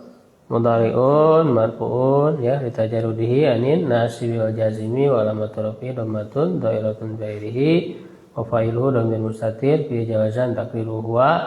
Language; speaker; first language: Arabic; non-native, fluent; Indonesian